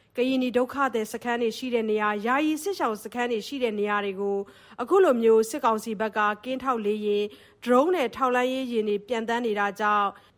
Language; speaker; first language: Burmese; native; Burmese